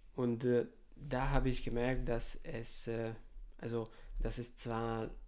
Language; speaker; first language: German; non-native, fluent; Hungarian